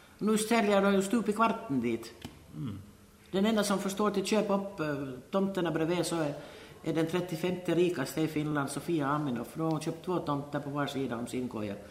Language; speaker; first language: Swedish; native; Swedish